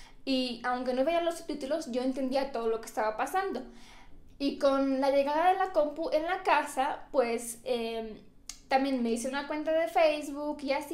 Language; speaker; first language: Spanish; non-native, fluent; Romanian